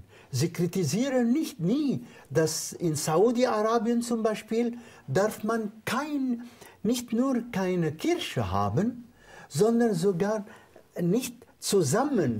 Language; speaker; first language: German; non-native, fluent; Arabic